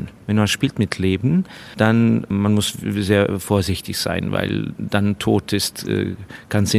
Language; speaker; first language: German; non-native, fluent; Estonian